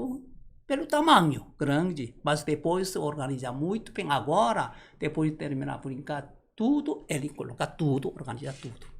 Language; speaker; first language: Portuguese; non-native, learner; Korean